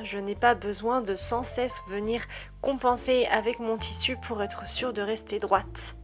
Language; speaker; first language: French; native; French